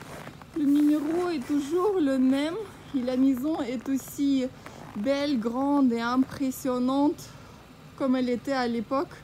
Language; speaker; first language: French; non-native, fluent; Russian